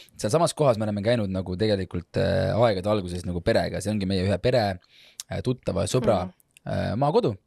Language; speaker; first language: Estonian; native; Estonian